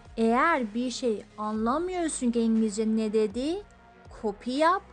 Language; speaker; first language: Turkish; non-native, fluent; Persian